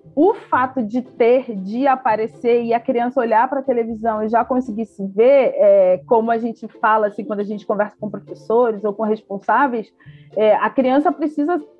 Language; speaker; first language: Portuguese; native; Portuguese